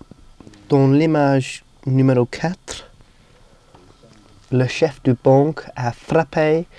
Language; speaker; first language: French; non-native, learner; English